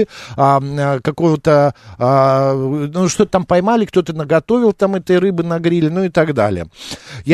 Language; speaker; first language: Russian; native; Russian